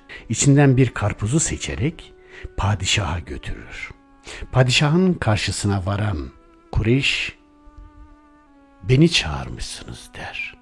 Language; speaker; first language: Turkish; native; Turkish